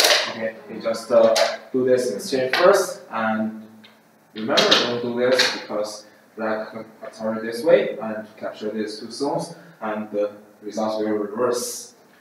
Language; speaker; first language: English; non-native, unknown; Chinese